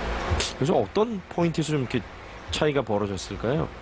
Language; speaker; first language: Korean; native; Korean